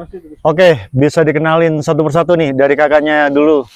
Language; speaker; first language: Indonesian; native; Indonesian